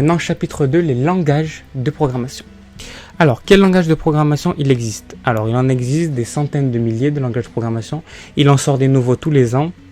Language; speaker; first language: French; native; French